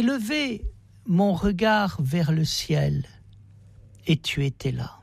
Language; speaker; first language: French; native; French